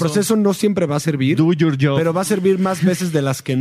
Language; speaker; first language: Spanish; native; Spanish